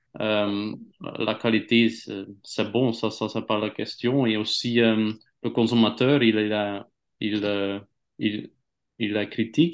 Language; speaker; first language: French; non-native, local second language; Dutch